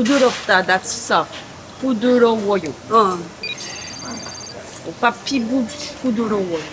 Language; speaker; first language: Korean; non-native, learner; French